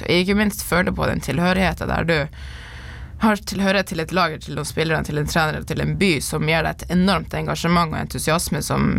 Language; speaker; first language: Norwegian; native; Norwegian